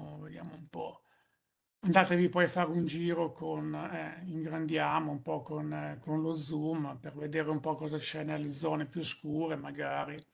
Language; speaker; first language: Italian; native; Italian